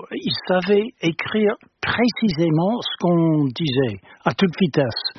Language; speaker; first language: French; non-native, fluent; English